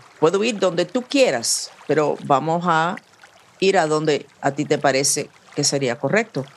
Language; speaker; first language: Spanish; non-native, fluent; English